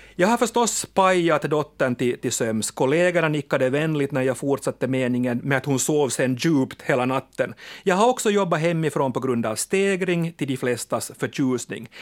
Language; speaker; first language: Swedish; native; Swedish